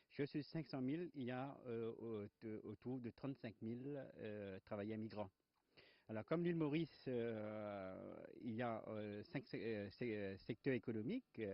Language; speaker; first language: French; non-native, local second language; Morisyen